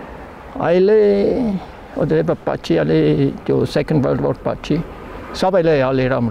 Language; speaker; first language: Nepali; non-native, learner; German